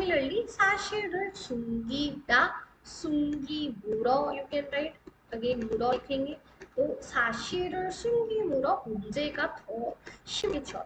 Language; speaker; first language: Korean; non-native, fluent; Hindi